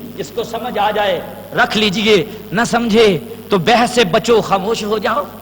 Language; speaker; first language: Urdu; non-native, local second language; Punjabi